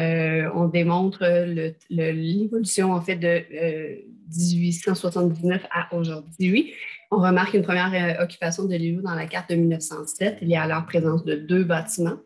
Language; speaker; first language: French; native; French